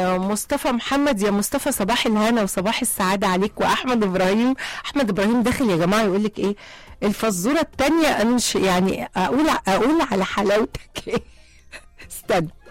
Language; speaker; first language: Arabic; native; Arabic